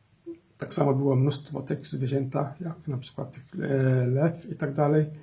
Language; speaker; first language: Polish; non-native, fluent; Somali